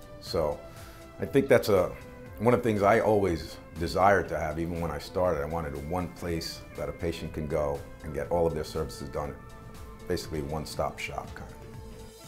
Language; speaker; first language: English; native; English